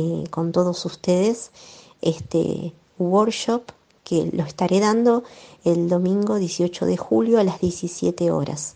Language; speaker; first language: Spanish; native; Spanish